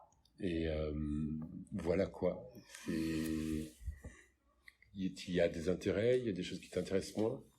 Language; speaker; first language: French; native; French